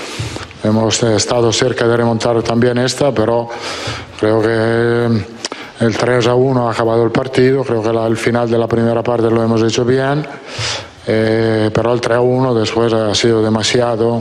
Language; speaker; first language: Spanish; non-native, fluent; Italian